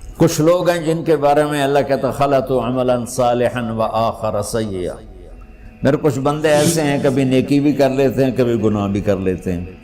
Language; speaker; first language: Urdu; non-native, local second language; Punjabi